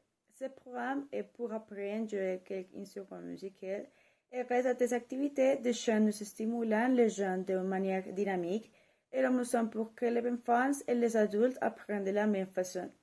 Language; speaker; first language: French; non-native, learner; Spanish